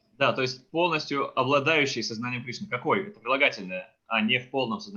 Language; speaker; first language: Russian; native; Russian